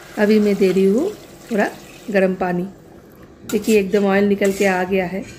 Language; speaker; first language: Hindi; non-native, local second language; Bangla